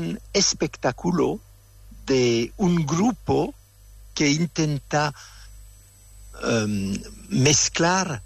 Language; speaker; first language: Spanish; non-native, fluent; French